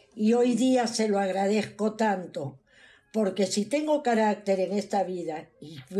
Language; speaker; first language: Spanish; native; Spanish